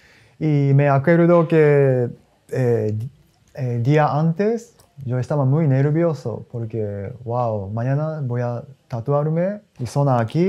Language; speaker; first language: Spanish; non-native, learner; Japanese